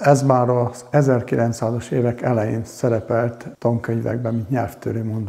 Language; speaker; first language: Hungarian; native; Hungarian